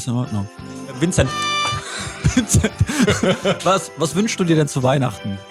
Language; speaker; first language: German; native; German